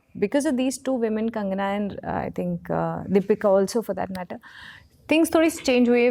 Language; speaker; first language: Hindi; native; Hindi